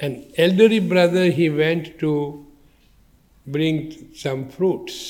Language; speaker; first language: English; non-native, learner; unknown